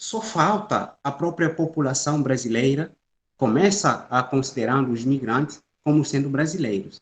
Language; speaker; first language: Portuguese; non-native, local second language; Upper Guinea Crioulo